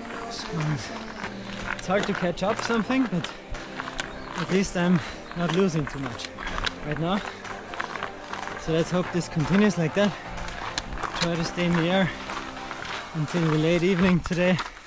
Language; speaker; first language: English; non-native, fluent; German